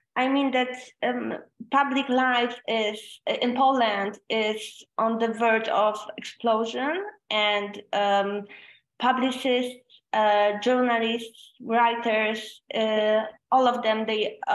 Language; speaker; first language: English; non-native, fluent; Polish